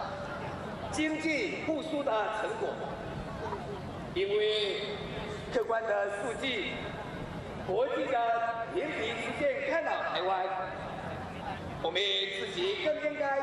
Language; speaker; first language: Chinese; native; Chinese